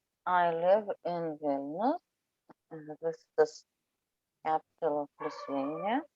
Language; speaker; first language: English; non-native, learner; Russian